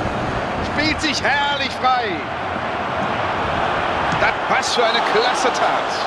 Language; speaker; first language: German; native; German